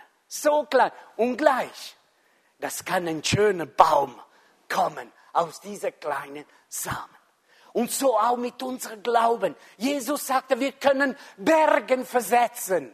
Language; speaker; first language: German; non-native, fluent; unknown